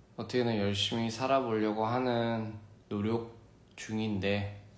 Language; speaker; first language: Korean; early bilingual, other home language; English